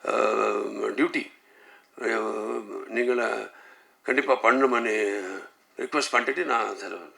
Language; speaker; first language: Tamil; non-native, local second language; Telugu